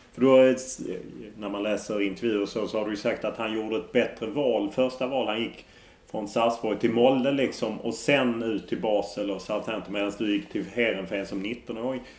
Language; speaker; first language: Swedish; native; Swedish